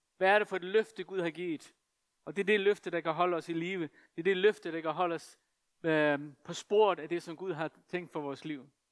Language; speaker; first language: Danish; non-native, local second language; Faroese